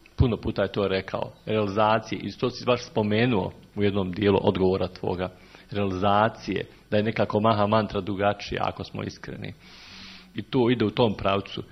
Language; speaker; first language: Serbian; native; Serbian